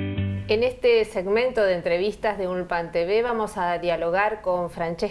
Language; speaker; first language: Spanish; native; Spanish